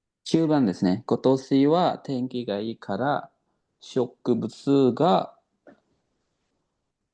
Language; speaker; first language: Japanese; non-native, learner; Khmer